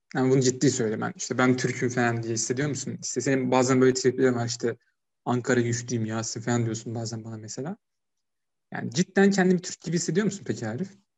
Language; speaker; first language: Turkish; native; Turkish